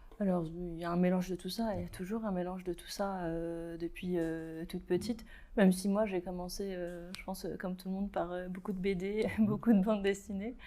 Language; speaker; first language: French; early bilingual, other home language; Arabic